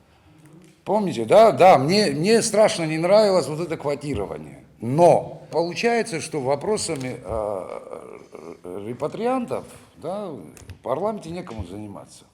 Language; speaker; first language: Russian; native; Russian